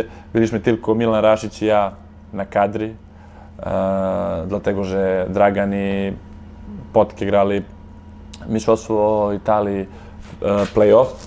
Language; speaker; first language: Polish; non-native, fluent; Serbian